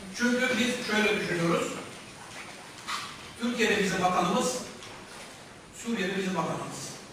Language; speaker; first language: Turkish; native; Turkish